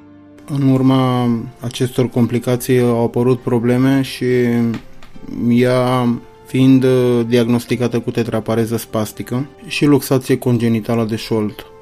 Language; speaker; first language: Romanian; native; Romanian